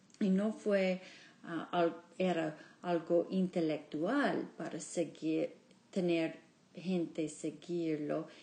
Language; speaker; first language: Spanish; non-native, learner; English